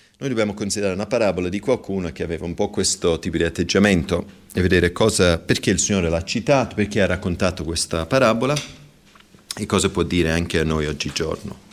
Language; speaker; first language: Italian; non-native, fluent; English